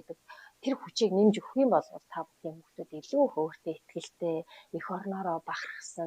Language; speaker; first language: Mongolian; native; Mongolian